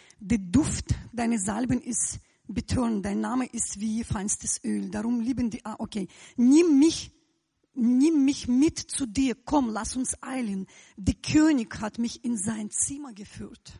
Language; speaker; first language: German; non-native, fluent; Russian